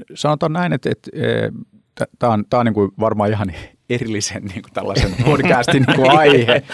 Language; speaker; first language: Finnish; native; Finnish